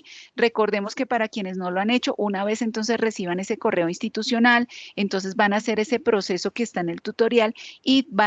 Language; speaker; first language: Spanish; native; Spanish